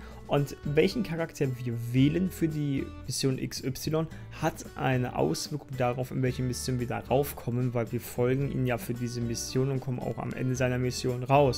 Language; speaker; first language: German; native; German